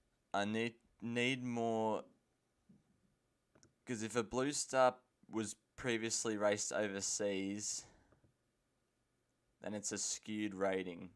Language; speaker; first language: English; native; English